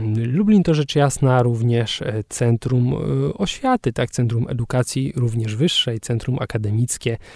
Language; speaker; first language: Polish; native; Polish